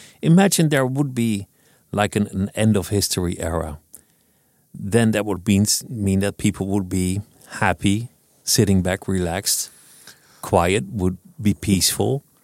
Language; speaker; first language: English; non-native, fluent; Dutch